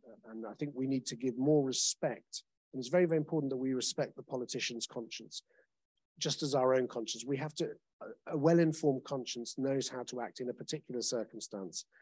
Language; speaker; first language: English; native; English